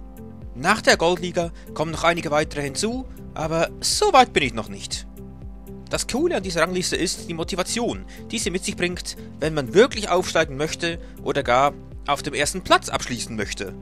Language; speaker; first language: German; native; German